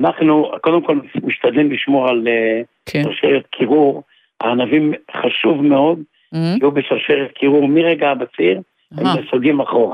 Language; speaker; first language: Hebrew; native; Hebrew